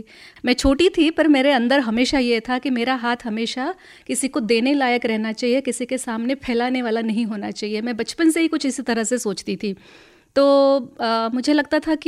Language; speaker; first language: Hindi; non-native, local second language; Marathi